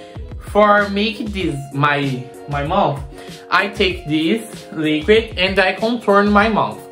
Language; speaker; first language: English; non-native, learner; Portuguese